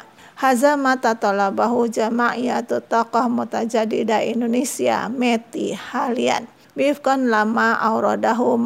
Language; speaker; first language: Arabic; non-native, fluent; Indonesian